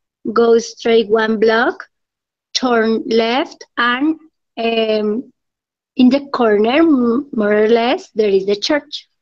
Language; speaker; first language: English; non-native, learner; Spanish